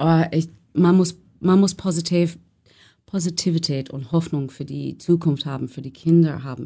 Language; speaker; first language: German; non-native, learner; English